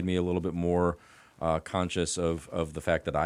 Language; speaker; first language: English; native; English